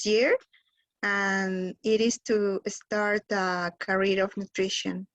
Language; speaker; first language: English; non-native, learner; Spanish